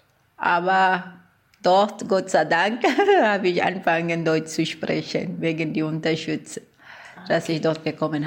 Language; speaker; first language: German; early bilingual, other home language; Portuguese